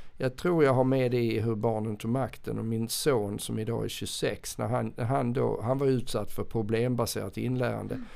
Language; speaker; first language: Swedish; native; Swedish